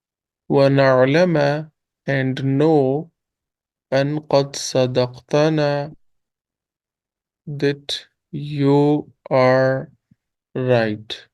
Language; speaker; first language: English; non-native, local second language; Urdu